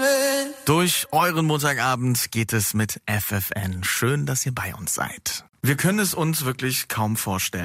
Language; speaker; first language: German; native; German